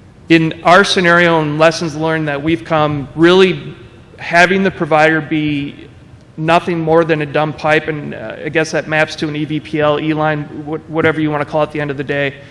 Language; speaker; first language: English; native; English